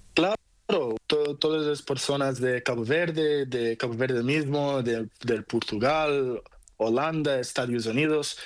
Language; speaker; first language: Spanish; non-native, learner; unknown